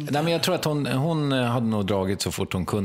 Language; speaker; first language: Swedish; native; Swedish